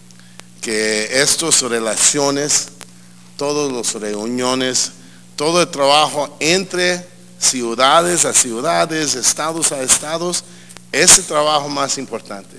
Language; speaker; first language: Spanish; early bilingual, heritage; English